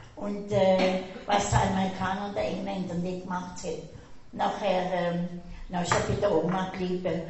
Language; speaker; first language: German; native; German